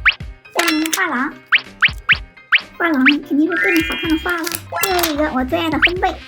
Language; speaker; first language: Chinese; native; Chinese